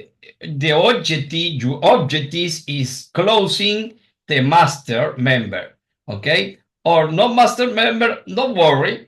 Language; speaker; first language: English; non-native, learner; Spanish